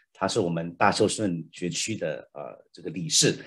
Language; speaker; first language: Chinese; native; Chinese